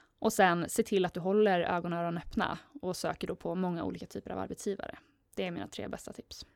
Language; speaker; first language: Swedish; native; Swedish